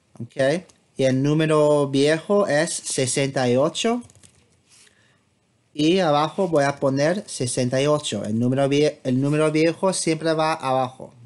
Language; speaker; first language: Spanish; non-native, fluent; English